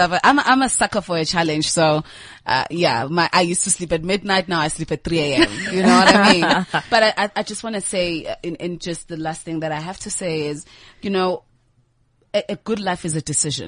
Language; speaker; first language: English; non-native, local second language; Zulu